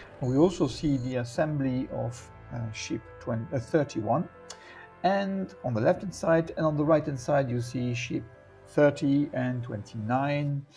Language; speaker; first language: English; non-native, fluent; French